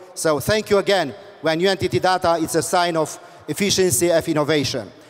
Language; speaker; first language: English; non-native, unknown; Romanian